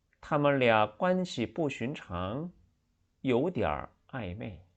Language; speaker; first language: Chinese; non-native, fluent; Korean